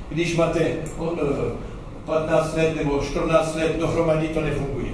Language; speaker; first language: Czech; non-native, learner; French